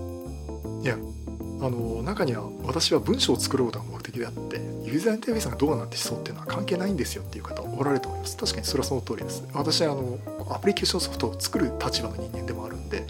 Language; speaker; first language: Japanese; native; Japanese